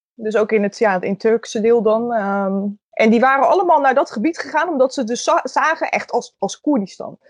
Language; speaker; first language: Dutch; native; Dutch